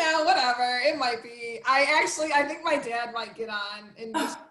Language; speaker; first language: English; native; English